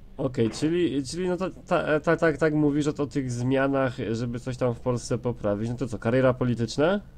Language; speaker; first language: Polish; native; Polish